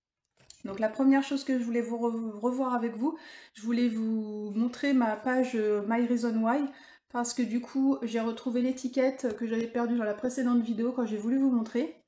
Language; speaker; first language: French; native; French